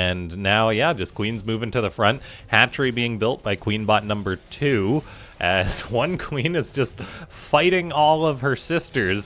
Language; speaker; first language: English; native; English